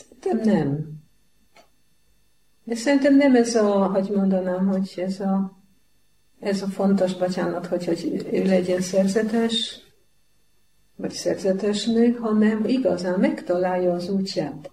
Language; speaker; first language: Hungarian; non-native, fluent; Polish